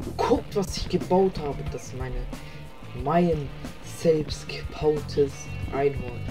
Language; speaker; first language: German; native; German